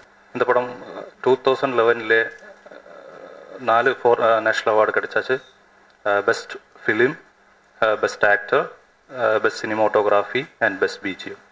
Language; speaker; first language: Tamil; non-native, learner; Malayalam